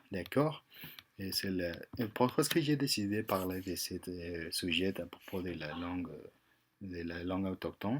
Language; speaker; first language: French; non-native, learner; Spanish